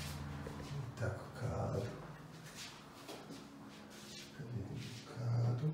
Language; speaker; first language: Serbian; early bilingual, heritage; Serbian